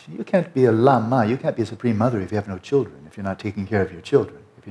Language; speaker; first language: English; native; English